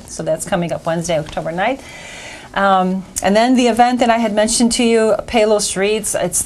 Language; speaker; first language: English; native; English